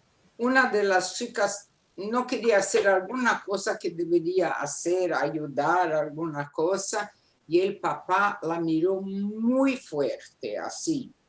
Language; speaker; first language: Spanish; non-native, fluent; Portuguese